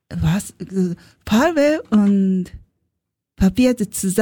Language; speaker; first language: German; non-native, learner; Japanese